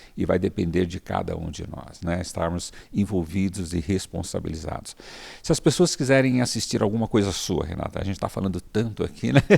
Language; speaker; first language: Portuguese; native; Portuguese